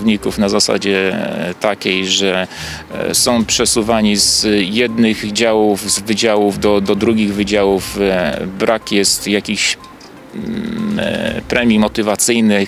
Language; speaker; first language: Polish; native; Polish